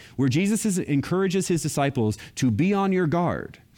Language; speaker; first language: English; native; English